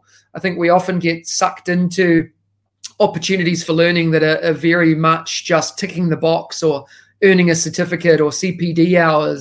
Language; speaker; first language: English; native; English